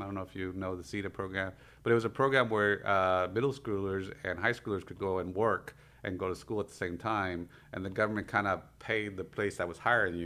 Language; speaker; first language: English; early bilingual, other home language; Spanish